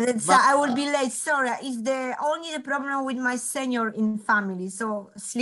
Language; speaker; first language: English; non-native, learner; Polish